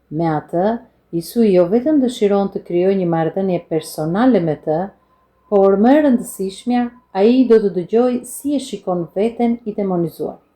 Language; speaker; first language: Albanian; non-native, fluent; English